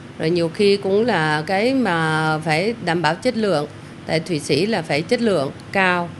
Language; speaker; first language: Vietnamese; native; Vietnamese